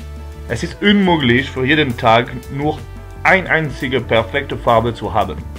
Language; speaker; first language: German; non-native, fluent; French